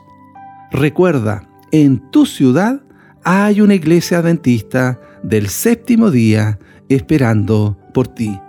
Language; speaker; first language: Spanish; native; Spanish